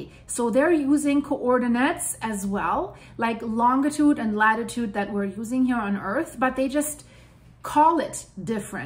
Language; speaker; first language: English; non-native, fluent; German